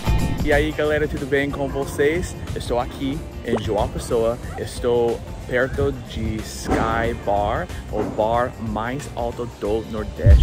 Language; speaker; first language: Portuguese; non-native, fluent; English